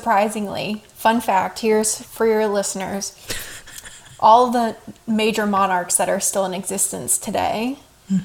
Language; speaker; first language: English; native; English